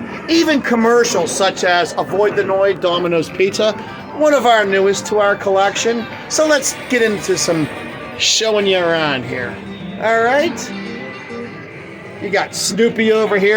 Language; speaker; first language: English; native; English